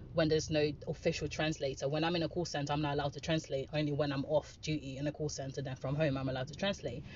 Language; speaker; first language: English; non-native, fluent; Dutch